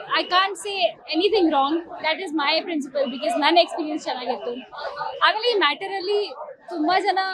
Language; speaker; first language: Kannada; non-native, learner; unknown